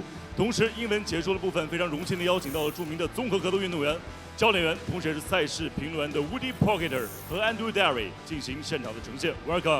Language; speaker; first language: Chinese; native; Chinese